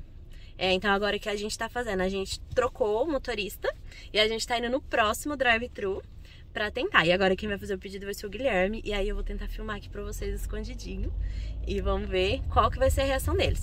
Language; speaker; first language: Portuguese; native; Portuguese